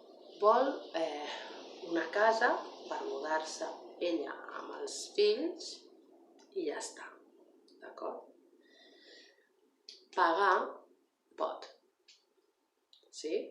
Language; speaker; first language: Catalan; non-native, learner; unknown